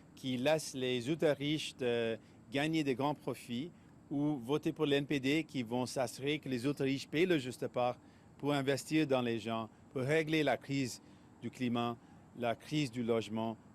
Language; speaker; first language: French; non-native, local second language; English